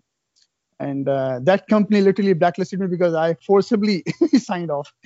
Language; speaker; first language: English; non-native, local second language; Urdu